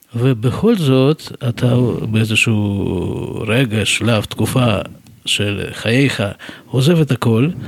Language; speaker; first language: Hebrew; non-native, fluent; Uzbek